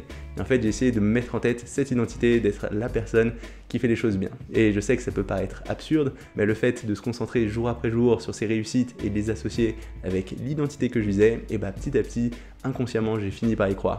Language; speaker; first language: French; native; French